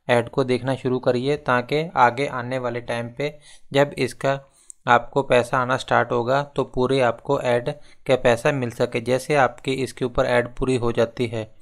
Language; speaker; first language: Hindi; non-native, local second language; Punjabi